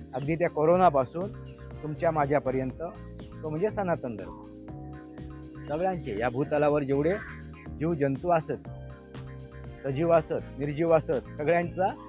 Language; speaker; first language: Marathi; non-native, local second language; Konkani